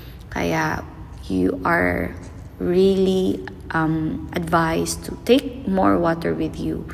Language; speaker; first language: English; non-native, local second language; Filipino